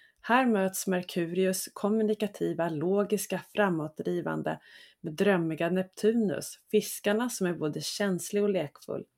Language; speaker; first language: Swedish; native; Swedish